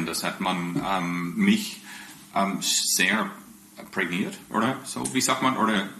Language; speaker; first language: German; non-native, fluent; English